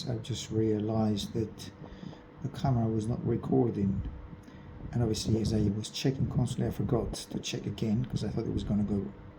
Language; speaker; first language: English; non-native, fluent; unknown